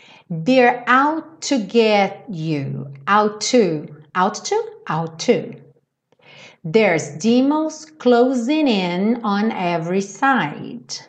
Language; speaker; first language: English; non-native, fluent; Portuguese